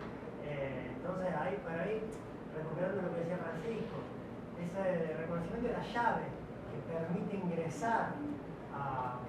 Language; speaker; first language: Spanish; native; Spanish